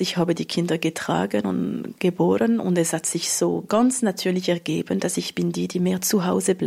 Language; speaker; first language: German; non-native, local second language; French